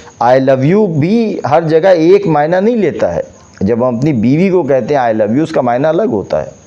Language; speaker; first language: Urdu; native; Urdu